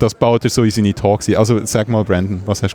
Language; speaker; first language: German; native; German